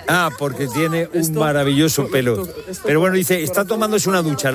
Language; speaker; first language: Spanish; native; Spanish